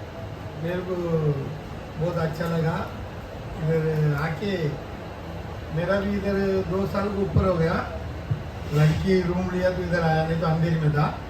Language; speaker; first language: Hindi; non-native, local second language; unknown